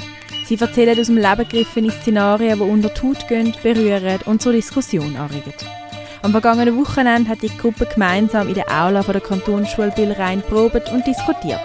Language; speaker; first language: German; native; German